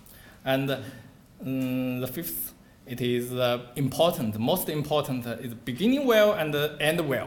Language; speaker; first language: English; non-native, learner; Chinese